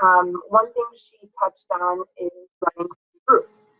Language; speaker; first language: English; native; English